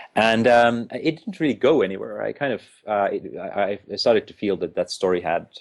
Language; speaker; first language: English; non-native, fluent; Finnish